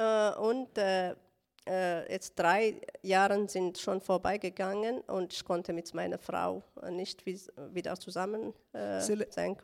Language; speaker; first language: German; non-native, learner; Tigrinya